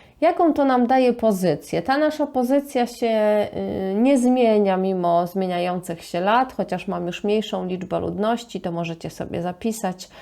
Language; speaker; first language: Polish; native; Polish